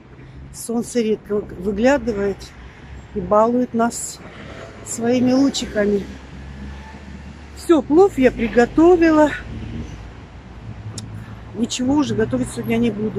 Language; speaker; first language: Russian; native; Russian